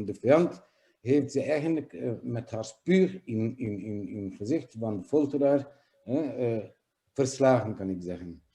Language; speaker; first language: Dutch; non-native, fluent; Kurdish